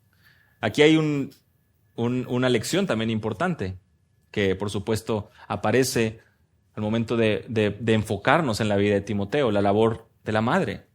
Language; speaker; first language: Spanish; native; Spanish